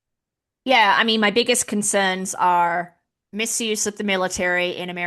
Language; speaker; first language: English; native; English